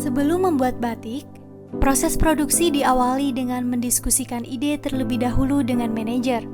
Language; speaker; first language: Indonesian; native; Indonesian